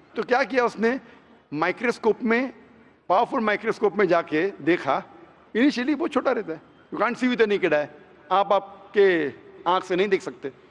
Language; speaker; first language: Hindi; non-native, local second language; Konkani